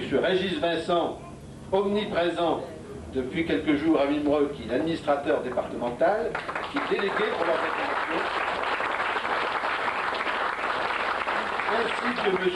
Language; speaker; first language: French; native; French